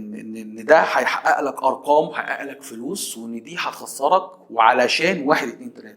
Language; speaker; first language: Arabic; native; Arabic